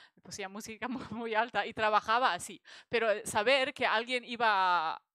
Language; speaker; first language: Spanish; non-native, fluent; German